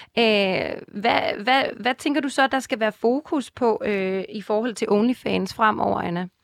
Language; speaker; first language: Danish; native; Danish